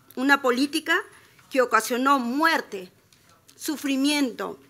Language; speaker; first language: Spanish; native; Spanish